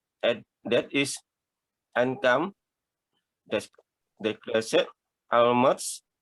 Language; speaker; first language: English; non-native, learner; Indonesian